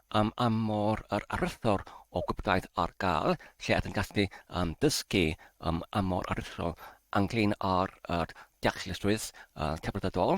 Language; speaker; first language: Welsh; non-native, learner; English